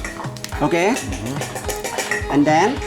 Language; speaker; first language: English; non-native, learner; Khmer